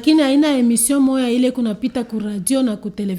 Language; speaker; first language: Swahili; native; Swahili